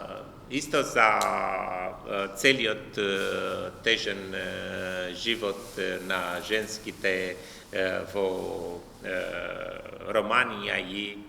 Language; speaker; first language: Macedonian; non-native, learner; Romanian